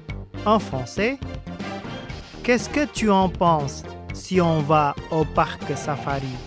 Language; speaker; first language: French; non-native, fluent; Indonesian